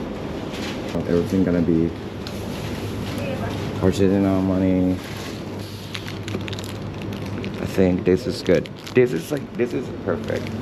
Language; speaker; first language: English; non-native, fluent; Japanese